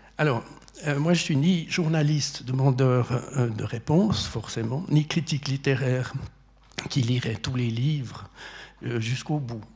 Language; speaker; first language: French; native; French